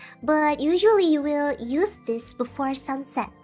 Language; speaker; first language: English; non-native, fluent; Indonesian